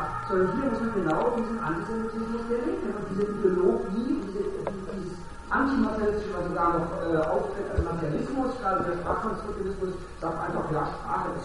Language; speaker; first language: German; native; German